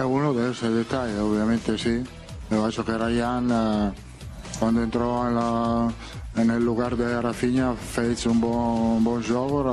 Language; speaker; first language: Portuguese; non-native, fluent; Italian